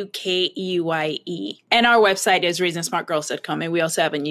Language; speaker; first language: English; non-native, local second language; Yoruba